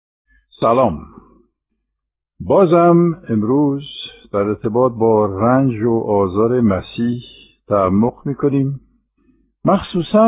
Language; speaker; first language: Persian; non-native, fluent; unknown